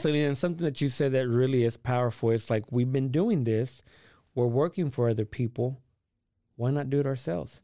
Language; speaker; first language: English; early bilingual, other home language; Spanish